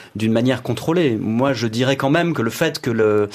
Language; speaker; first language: French; native; French